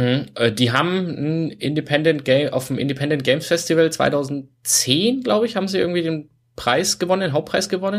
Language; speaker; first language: German; native; German